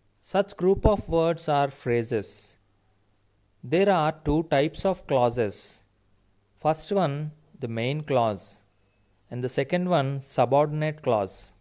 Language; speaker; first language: English; non-native, local second language; Telugu